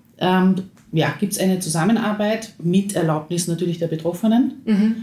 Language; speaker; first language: German; native; German